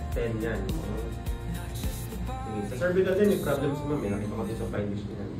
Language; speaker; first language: Filipino; native; Filipino